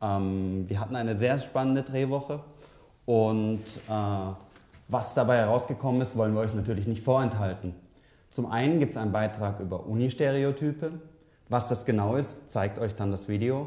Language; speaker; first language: German; native; German